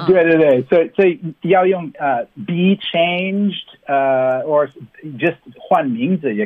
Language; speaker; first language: Chinese; non-native, fluent; English